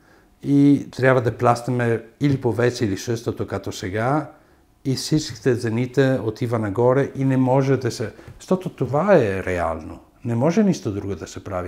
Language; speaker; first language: Bulgarian; non-native, fluent; Italian